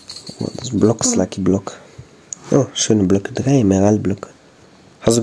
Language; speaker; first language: German; native; German